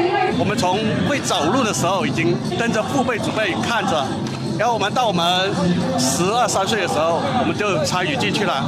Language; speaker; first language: Chinese; native; Chinese